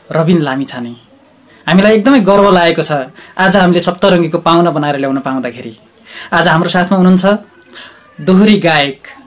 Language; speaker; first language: Nepali; native; Nepali